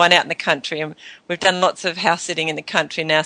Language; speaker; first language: English; native; English